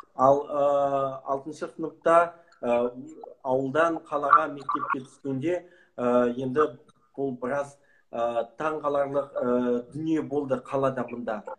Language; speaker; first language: Kazakh; non-native, local second language; Russian